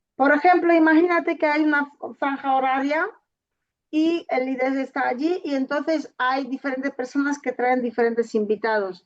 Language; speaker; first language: Spanish; non-native, fluent; Polish